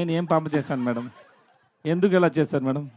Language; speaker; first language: Telugu; non-native, learner; Tamil